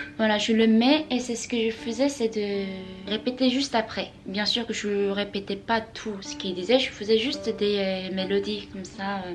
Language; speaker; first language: French; non-native, fluent; Korean